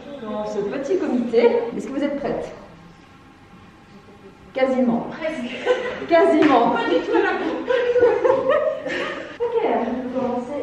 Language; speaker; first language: French; native; French